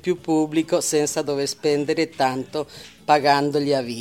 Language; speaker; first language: Italian; early bilingual, heritage; Italian